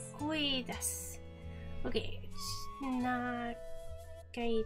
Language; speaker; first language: Japanese; non-native, learner; English